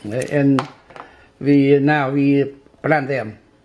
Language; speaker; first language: English; non-native, learner; Vietnamese